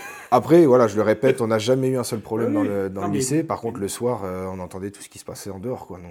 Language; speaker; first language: French; native; French